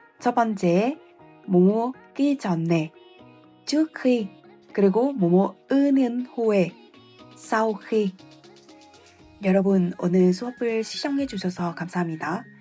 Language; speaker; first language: Korean; non-native, fluent; Vietnamese